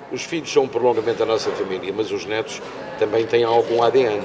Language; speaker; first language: Portuguese; native; Portuguese